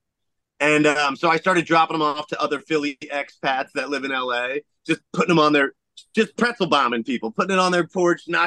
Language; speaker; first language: English; native; English